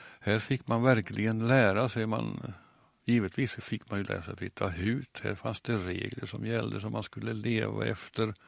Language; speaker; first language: Swedish; native; Swedish